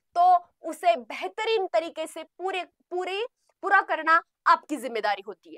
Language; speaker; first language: Hindi; non-native, local second language; Marathi